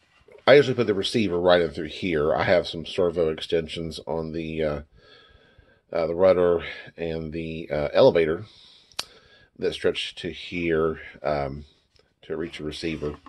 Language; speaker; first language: English; native; English